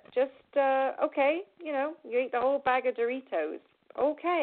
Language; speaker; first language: English; native; English